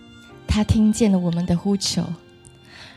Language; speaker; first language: Chinese; native; Chinese